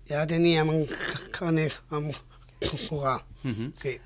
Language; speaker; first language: Catalan; non-native, local second language; Spanish